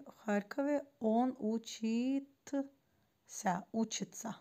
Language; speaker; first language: Russian; non-native, fluent; Azerbaijani